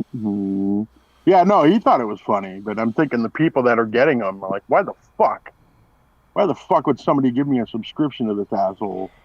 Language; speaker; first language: English; native; English